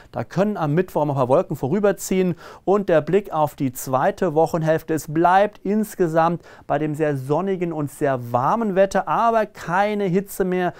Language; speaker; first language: German; native; German